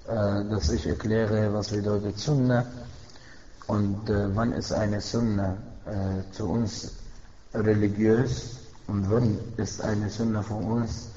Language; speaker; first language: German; non-native, fluent; Arabic